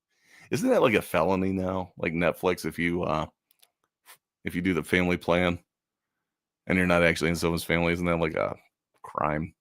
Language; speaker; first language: English; native; English